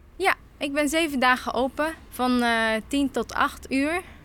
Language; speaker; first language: Dutch; non-native, fluent; Turkish